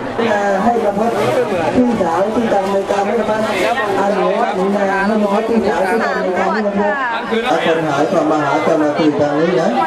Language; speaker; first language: Thai; native; Thai